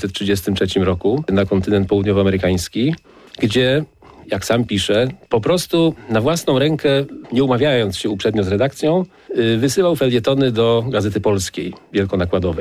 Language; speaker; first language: Polish; native; Polish